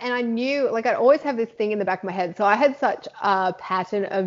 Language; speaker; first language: English; native; English